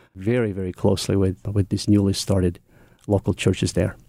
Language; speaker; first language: English; non-native, fluent; Mongolian